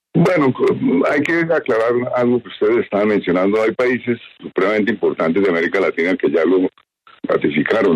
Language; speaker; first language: Spanish; native; Spanish